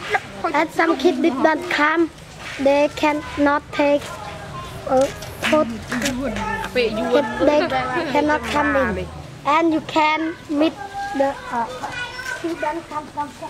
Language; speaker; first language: English; non-native, learner; Khmer